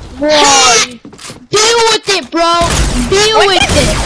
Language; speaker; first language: English; native; English